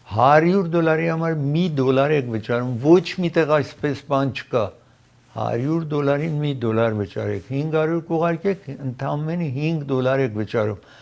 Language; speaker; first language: Armenian; native; Armenian